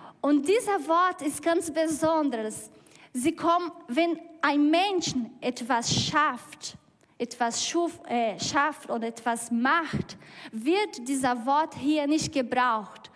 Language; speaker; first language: German; non-native, learner; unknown